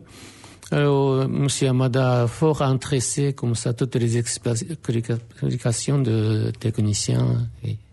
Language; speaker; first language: French; non-native, fluent; Japanese